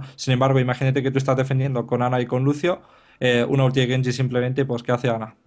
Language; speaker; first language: Spanish; non-native, fluent; Bulgarian